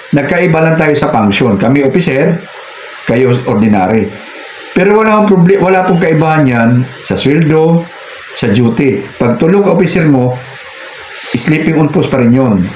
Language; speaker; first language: Filipino; native; Filipino